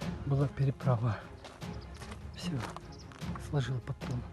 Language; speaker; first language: Russian; native; Russian